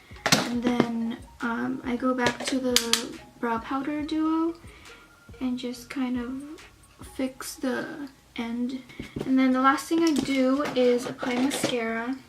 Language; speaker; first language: English; native; English